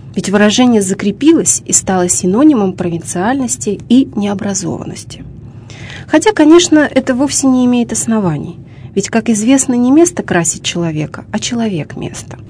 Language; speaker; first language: Russian; native; Russian